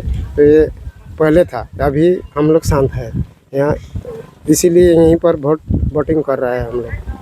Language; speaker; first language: Hindi; non-native, local second language; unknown